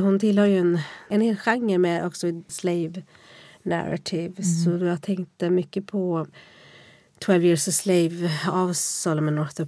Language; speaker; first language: Swedish; native; Swedish